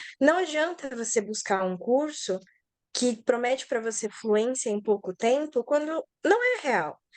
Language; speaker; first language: Portuguese; native; Portuguese